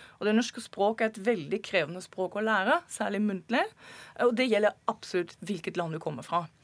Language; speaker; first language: Norwegian; non-native, fluent; German